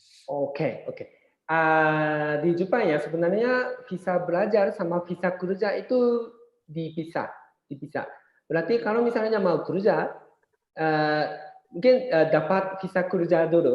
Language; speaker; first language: Indonesian; non-native, fluent; Japanese